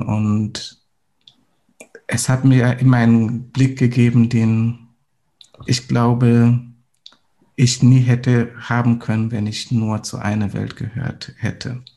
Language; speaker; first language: German; non-native, fluent; Swahili